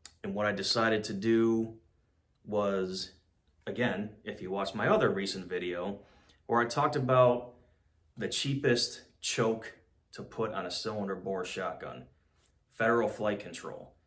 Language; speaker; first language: English; native; English